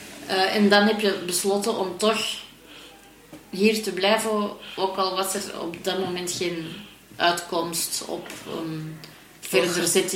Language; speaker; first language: Dutch; native; Dutch